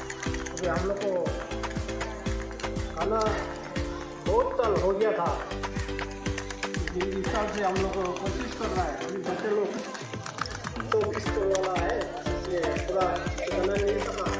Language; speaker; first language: Hindi; non-native, local second language; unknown